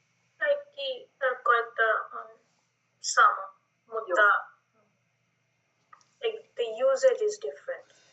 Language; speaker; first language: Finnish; non-native, learner; Filipino